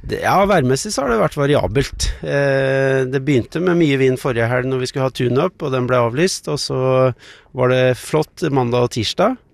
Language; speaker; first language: Norwegian; native; Norwegian